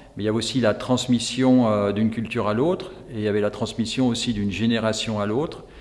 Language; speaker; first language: French; native; French